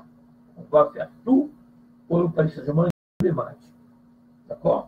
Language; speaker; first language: French; non-native, fluent; Portuguese